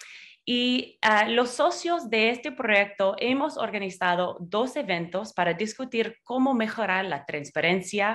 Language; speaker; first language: Spanish; non-native, fluent; English